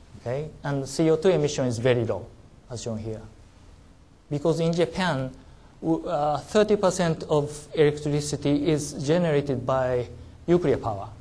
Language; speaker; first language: English; non-native, learner; Japanese